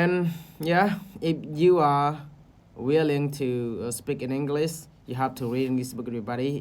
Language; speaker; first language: English; non-native, learner; Khmer